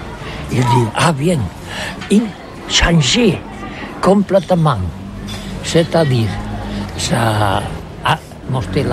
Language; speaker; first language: French; non-native, learner; Catalan